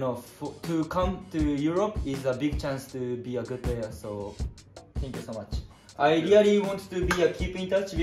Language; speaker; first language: English; non-native, learner; Japanese